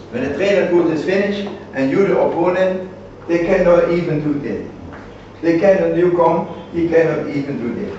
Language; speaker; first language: English; non-native, learner; Dutch